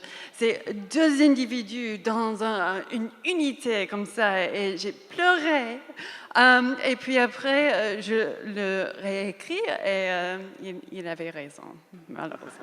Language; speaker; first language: French; non-native, fluent; English